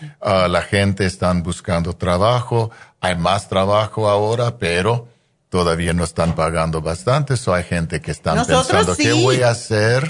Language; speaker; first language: Spanish; non-native, fluent; English